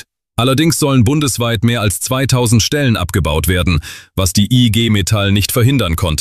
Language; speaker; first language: German; native; German